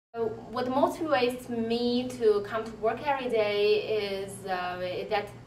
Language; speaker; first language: English; non-native, fluent; Chinese